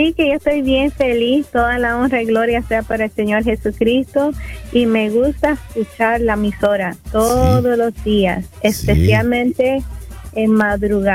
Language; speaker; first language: Spanish; early bilingual, heritage; Spanish